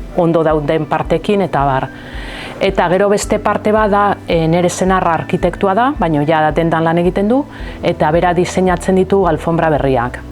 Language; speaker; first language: Basque; native; Basque